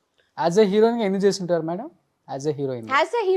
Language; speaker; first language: Telugu; native; Telugu